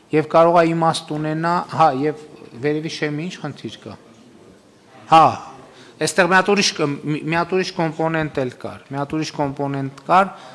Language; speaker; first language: Armenian; native; Armenian